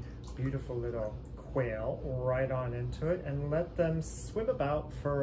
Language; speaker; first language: English; native; English